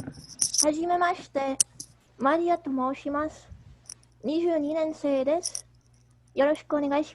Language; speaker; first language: Japanese; non-native, learner; English